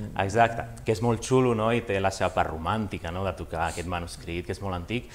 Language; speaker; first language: Catalan; early bilingual, other home language; Romanian